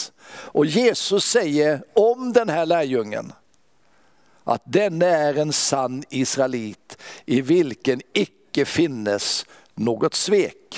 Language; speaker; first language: Swedish; native; Swedish